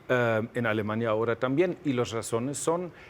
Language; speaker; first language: Spanish; non-native, fluent; German